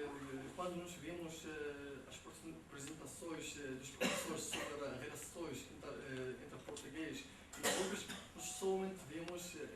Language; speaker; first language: Portuguese; non-native, learner; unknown